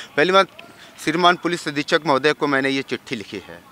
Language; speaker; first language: Hindi; native; Hindi